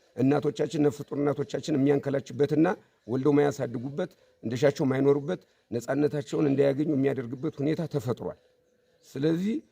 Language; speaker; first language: Amharic; native; Amharic